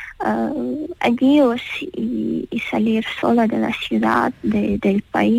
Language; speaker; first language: Spanish; non-native, learner; Ukrainian